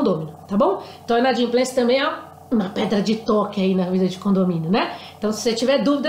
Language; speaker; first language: Portuguese; native; Portuguese